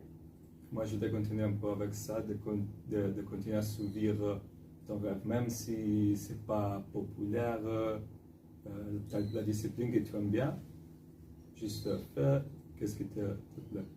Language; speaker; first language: French; non-native, fluent; Italian